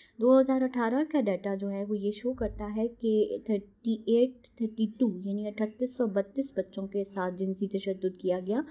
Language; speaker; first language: Urdu; native; Urdu